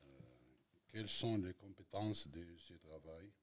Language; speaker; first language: French; non-native, learner; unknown